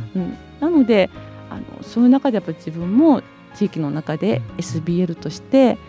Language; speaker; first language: Japanese; native; Japanese